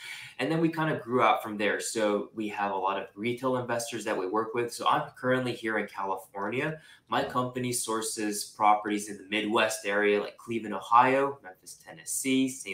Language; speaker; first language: English; non-native, local second language; Japanese